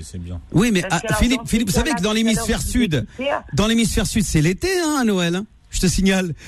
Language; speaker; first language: French; native; French